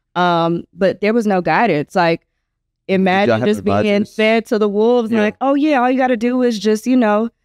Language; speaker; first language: English; native; English